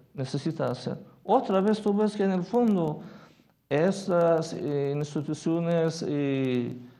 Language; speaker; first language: Spanish; non-native, fluent; Persian